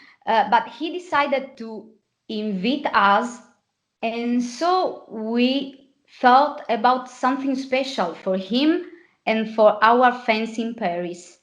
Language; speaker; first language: English; non-native, fluent; Italian